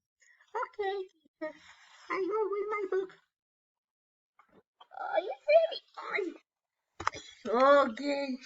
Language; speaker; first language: English; non-native, learner; Spanish